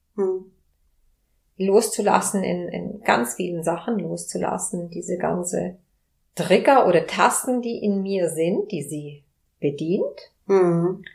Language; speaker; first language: German; non-native, fluent; Spanish